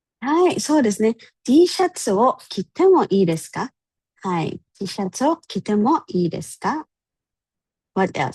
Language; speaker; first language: Japanese; non-native, fluent; Filipino